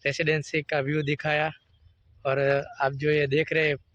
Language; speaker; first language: Hindi; non-native, local second language; Gujarati